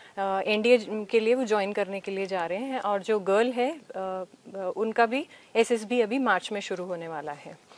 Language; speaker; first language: Hindi; native; Hindi